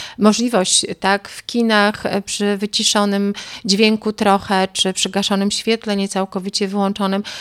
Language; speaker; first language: Polish; native; Polish